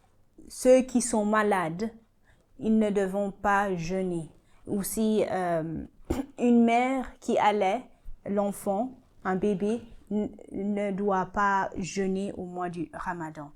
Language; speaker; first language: French; non-native, learner; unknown